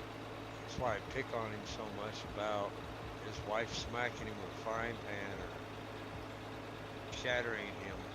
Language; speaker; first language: English; native; English